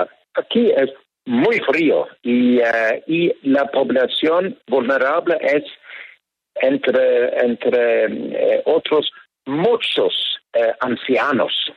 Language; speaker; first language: Spanish; non-native, fluent; Norwegian